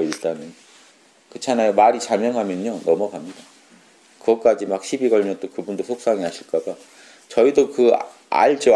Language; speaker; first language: Korean; native; Korean